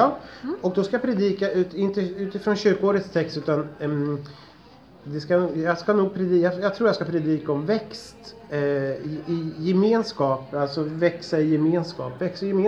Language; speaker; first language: Swedish; native; Swedish